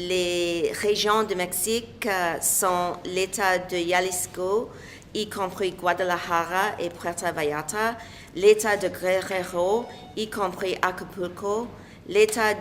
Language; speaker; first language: French; non-native, local second language; English